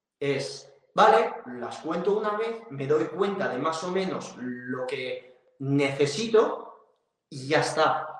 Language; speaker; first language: Spanish; non-native, fluent; French